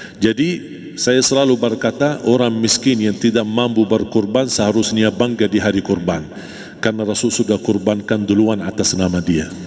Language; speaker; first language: Malay; non-native, fluent; Arabic